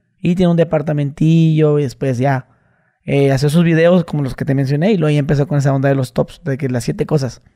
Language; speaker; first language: Spanish; native; Spanish